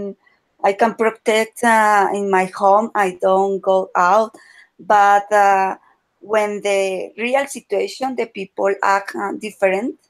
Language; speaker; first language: English; non-native, learner; Spanish